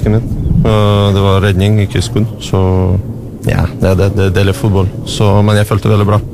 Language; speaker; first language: Norwegian; non-native, learner; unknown